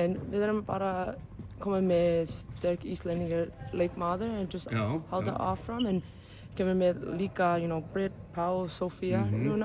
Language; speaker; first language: Icelandic; non-native, learner; English